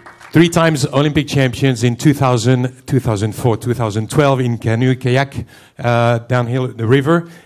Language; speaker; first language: English; non-native, fluent; French